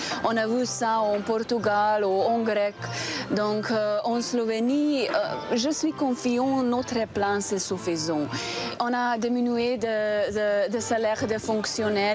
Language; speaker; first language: French; non-native, fluent; Slovenian